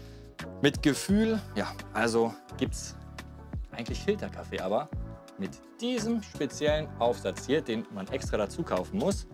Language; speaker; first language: German; native; German